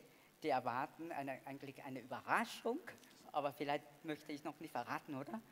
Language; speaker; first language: German; non-native, fluent; Vietnamese